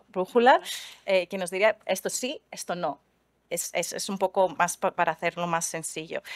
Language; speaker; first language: Spanish; non-native, fluent; Greek